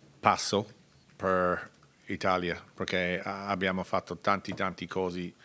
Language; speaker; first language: Italian; non-native, learner; English